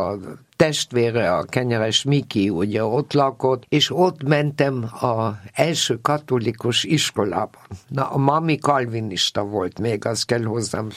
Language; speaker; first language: Hungarian; non-native, fluent; German